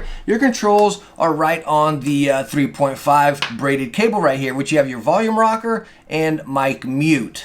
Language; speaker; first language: English; native; English